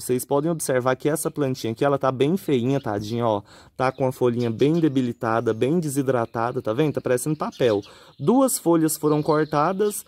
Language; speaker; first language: Portuguese; native; Portuguese